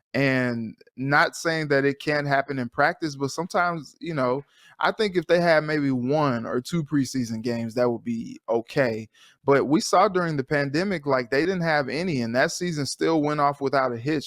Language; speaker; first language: English; native; English